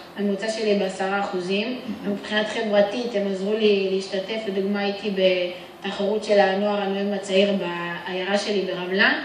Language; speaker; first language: Hebrew; early bilingual, other home language; Amharic